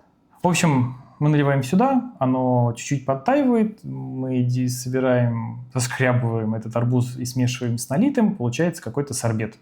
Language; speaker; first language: Russian; native; Russian